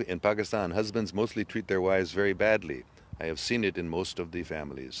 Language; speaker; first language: English; native; English